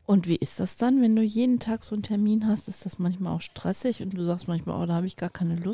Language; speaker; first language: German; native; German